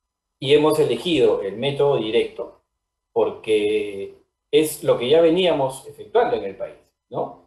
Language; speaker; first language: Spanish; native; Spanish